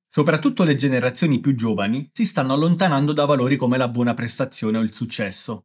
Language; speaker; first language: Italian; native; Italian